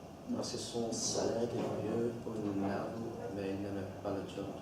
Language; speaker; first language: French; non-native, learner; Dutch